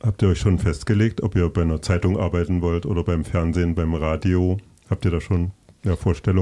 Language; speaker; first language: German; native; German